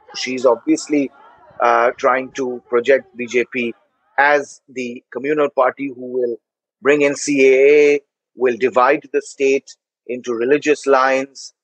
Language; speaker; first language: English; non-native, local second language; Bangla